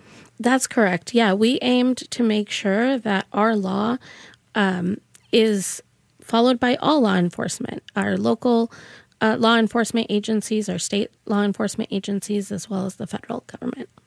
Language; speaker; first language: English; early bilingual, other home language; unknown